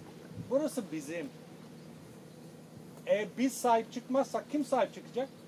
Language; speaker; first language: Turkish; non-native, fluent; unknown